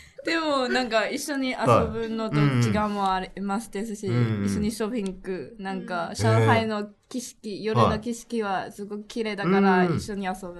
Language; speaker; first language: Japanese; non-native, learner; Chinese